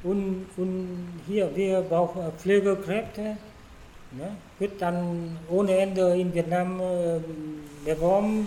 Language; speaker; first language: German; non-native, fluent; Vietnamese